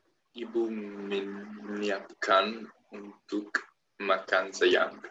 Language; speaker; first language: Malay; non-native, learner; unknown